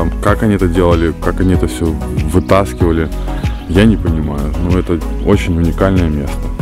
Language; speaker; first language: Russian; native; Russian